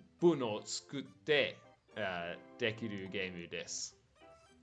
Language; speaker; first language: Japanese; non-native, learner; English